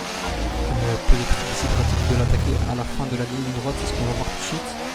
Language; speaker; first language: French; native; French